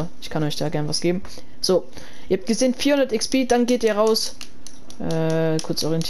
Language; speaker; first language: German; native; German